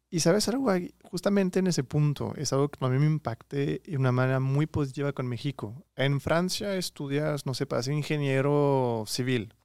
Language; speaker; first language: Spanish; non-native, fluent; French